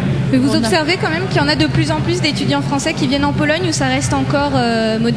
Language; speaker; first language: French; native; French